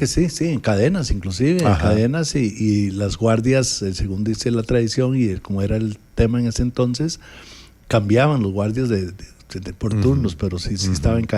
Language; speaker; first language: Spanish; native; Spanish